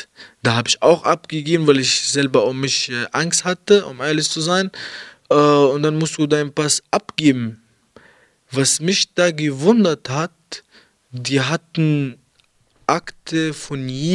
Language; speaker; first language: German; early bilingual, other home language; Arabic